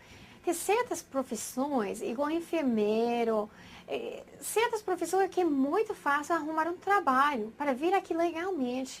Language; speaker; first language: Portuguese; non-native, fluent; English